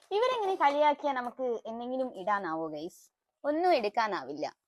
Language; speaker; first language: Malayalam; non-native, learner; Tulu